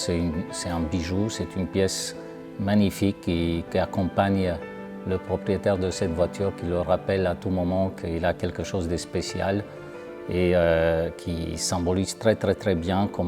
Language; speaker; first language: French; non-native, fluent; Romanian